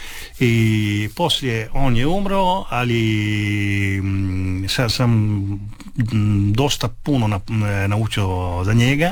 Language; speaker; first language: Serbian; early bilingual, heritage; Italian